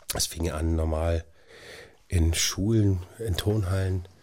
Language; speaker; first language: German; native; German